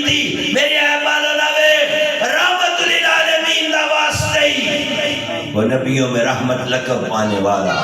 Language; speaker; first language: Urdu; non-native, local second language; Punjabi